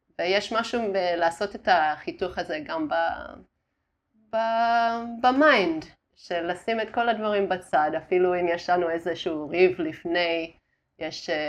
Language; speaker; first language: Hebrew; non-native, fluent; Italian